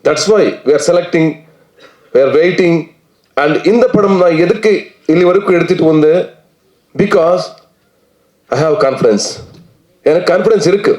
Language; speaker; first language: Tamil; non-native, learner; Kannada